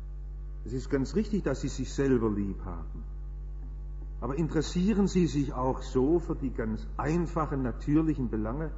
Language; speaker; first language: German; native; German